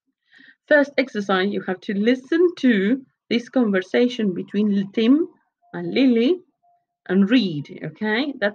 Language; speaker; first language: English; non-native, fluent; Spanish